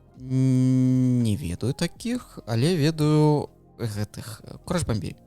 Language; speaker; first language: Belarusian; non-native, local second language; Russian